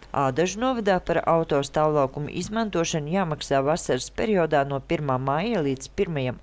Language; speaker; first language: Latvian; native; Latvian